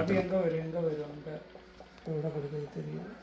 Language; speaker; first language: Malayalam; non-native, learner; Tamil